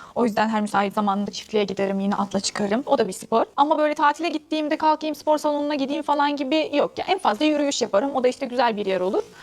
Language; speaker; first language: Turkish; non-native, fluent; Arabic